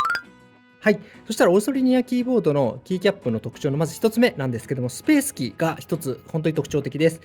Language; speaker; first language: Japanese; native; Japanese